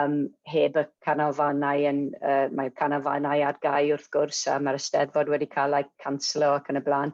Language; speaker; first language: Welsh; non-native, local second language; English